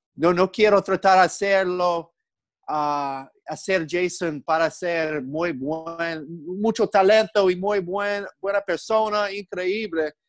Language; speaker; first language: Spanish; non-native, learner; English